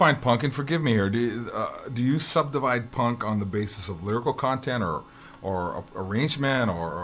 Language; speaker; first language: English; native; English